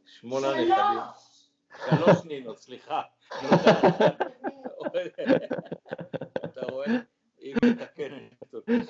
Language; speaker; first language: Hebrew; early bilingual, other home language; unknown